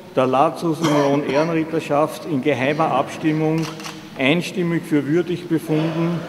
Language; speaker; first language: German; native; German